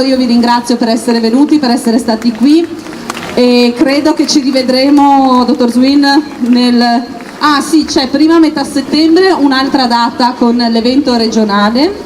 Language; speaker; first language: Italian; native; Italian